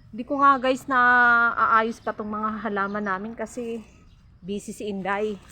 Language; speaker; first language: Filipino; non-native, local second language; Waray